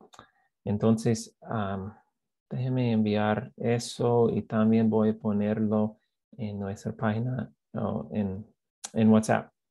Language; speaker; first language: Spanish; non-native, fluent; English